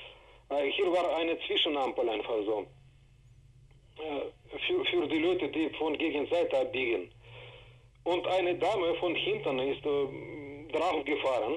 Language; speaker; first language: German; non-native, fluent; Russian